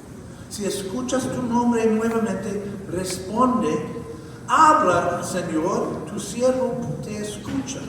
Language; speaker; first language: Spanish; non-native, fluent; English